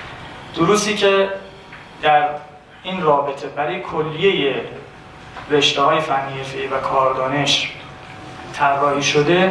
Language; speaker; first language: Persian; native; Persian